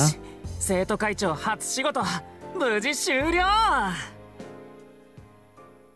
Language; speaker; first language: Japanese; native; Japanese